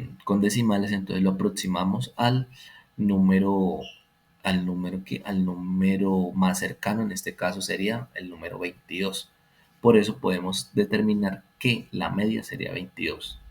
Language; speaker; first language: Spanish; native; Spanish